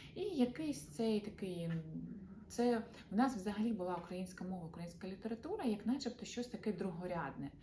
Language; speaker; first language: Ukrainian; non-native, local second language; Russian